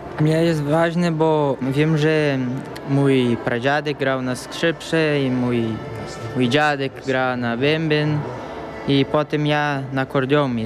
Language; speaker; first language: Polish; early bilingual, heritage; Portuguese